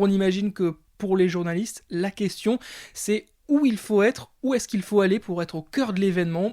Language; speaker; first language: French; native; French